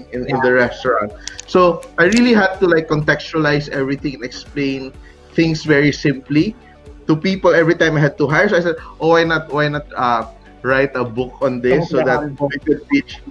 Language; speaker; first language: English; non-native, local second language; Cebuano